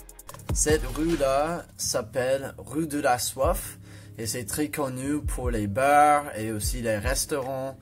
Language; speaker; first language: French; non-native, fluent; English